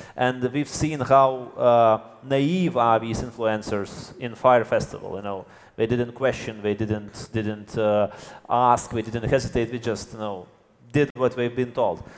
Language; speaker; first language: English; non-native, fluent; Lithuanian